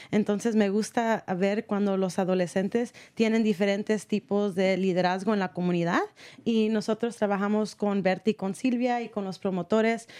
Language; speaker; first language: Spanish; early bilingual, heritage; Spanish